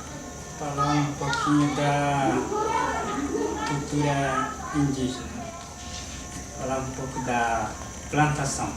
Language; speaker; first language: Portuguese; non-native, local second language; Guarani